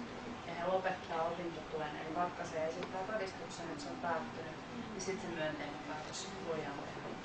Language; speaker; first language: Finnish; native; Finnish